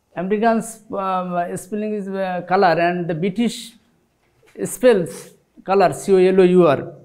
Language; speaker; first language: English; non-native, local second language; Bangla